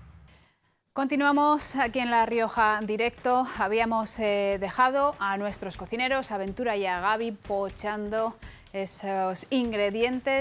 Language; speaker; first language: Spanish; native; Spanish